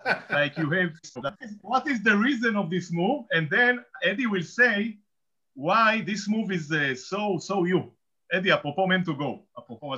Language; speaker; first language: English; non-native, learner; Hebrew